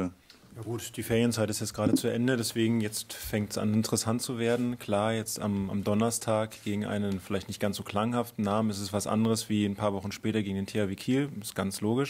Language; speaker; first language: German; native; German